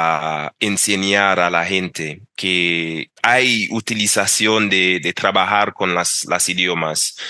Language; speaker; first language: Spanish; non-native, fluent; English